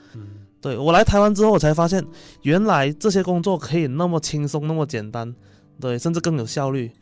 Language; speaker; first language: Chinese; native; Chinese